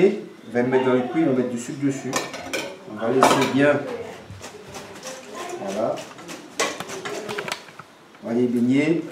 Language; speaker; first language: French; native; French